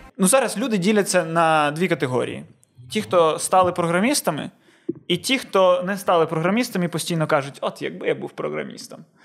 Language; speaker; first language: Ukrainian; non-native, local second language; Russian